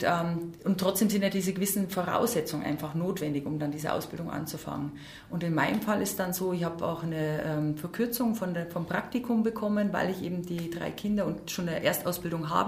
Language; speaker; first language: German; native; German